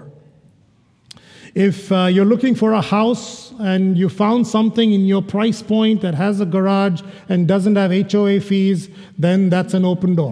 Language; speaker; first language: English; non-native, local second language; Malayalam